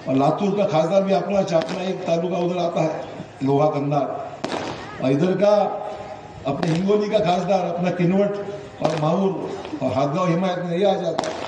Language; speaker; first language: Hindi; non-native, local second language; Marathi